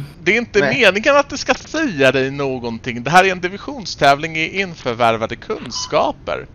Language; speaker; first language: Swedish; native; Swedish